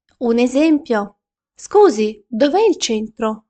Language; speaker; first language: Italian; non-native, fluent; Ukrainian